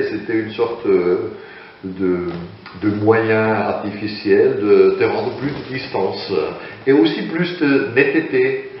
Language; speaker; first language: French; non-native, fluent; German